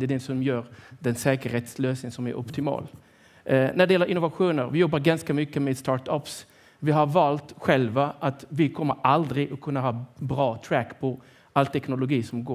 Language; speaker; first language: Swedish; non-native, fluent; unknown